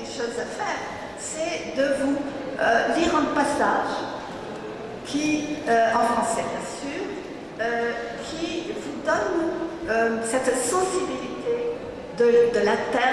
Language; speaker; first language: French; native; French